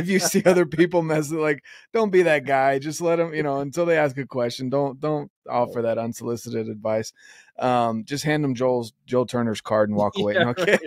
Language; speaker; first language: English; native; English